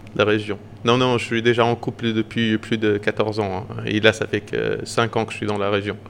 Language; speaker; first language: French; non-native, fluent; Portuguese